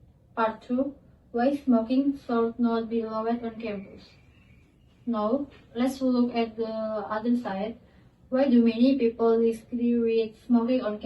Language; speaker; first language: English; non-native, learner; Indonesian